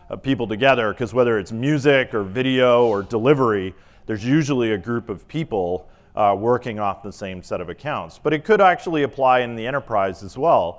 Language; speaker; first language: English; native; English